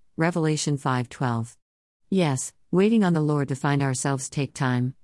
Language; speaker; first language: English; non-native, local second language; Jamaican Creole English